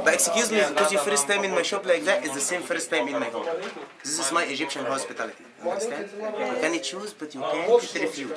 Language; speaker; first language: English; non-native, learner; Arabic